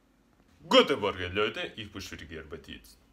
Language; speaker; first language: German; non-native, learner; Russian